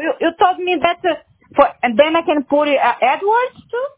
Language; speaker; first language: English; non-native, learner; Portuguese